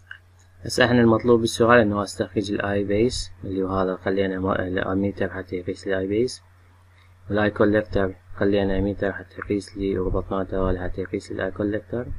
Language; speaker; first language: Arabic; native; Arabic